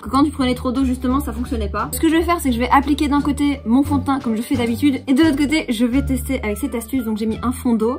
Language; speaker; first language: French; native; French